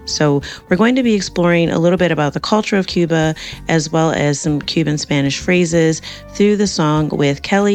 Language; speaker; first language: English; native; English